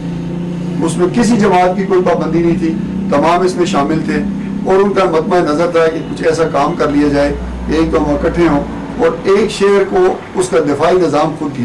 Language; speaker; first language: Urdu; non-native, local second language; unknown